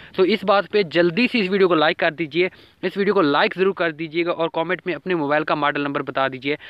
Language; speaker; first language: Urdu; non-native, local second language; Punjabi